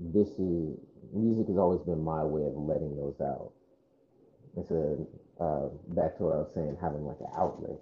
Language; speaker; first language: English; native; English